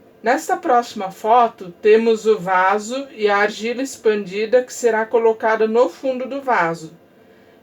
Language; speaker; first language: Portuguese; native; Portuguese